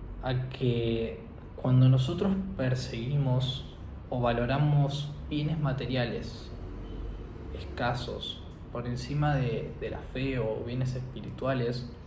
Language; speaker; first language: Spanish; native; Spanish